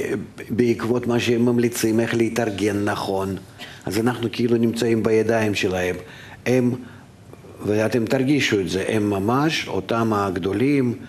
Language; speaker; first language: Hebrew; non-native, fluent; Russian